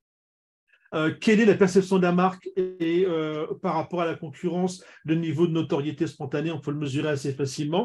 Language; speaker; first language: French; native; French